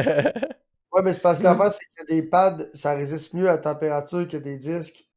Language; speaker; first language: French; native; French